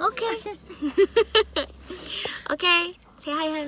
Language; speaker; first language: Korean; early bilingual, heritage; English